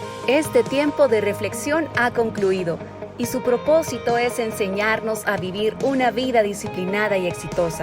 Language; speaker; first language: Spanish; native; Spanish